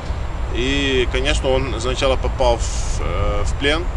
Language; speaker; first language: Russian; non-native, fluent; Dutch